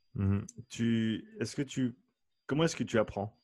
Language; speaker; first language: French; native; French